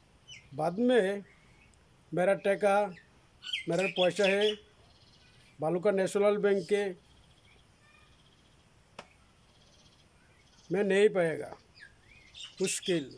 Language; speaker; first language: Hindi; non-native, learner; Bangla